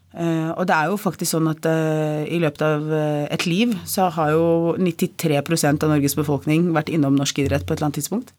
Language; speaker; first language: Norwegian; early bilingual, other home language; Arabic